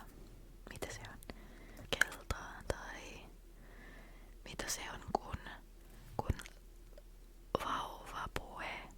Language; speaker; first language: Finnish; non-native, learner; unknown